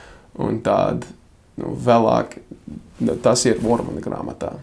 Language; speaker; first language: Latvian; non-native, fluent; English